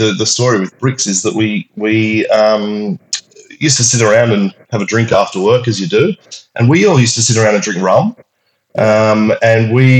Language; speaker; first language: English; native; English